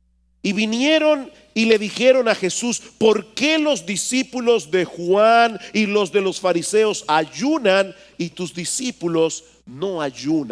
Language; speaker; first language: Spanish; native; Spanish